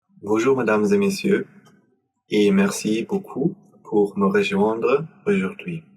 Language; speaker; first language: French; non-native, learner; German